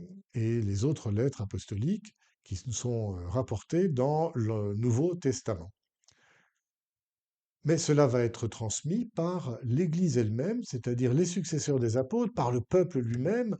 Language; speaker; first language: French; native; French